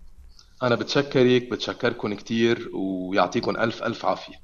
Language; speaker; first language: Arabic; native; Arabic